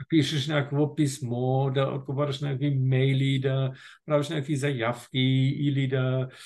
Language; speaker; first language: Bulgarian; non-native, fluent; German